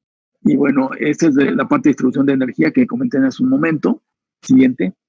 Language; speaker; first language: Spanish; native; Spanish